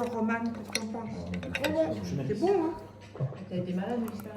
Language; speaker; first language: French; native; French